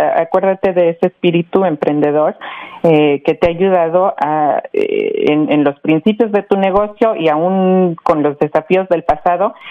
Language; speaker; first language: Spanish; early bilingual, heritage; Spanish